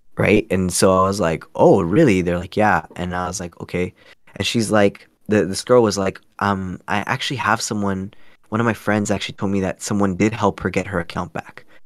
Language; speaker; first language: English; early bilingual, other home language; Spanish